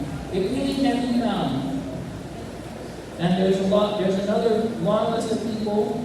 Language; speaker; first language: English; native; English